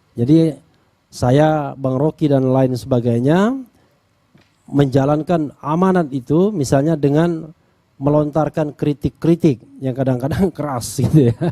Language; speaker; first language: Indonesian; native; Indonesian